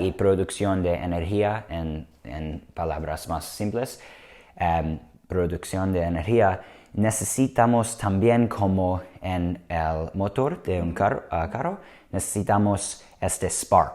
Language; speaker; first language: Spanish; non-native, learner; English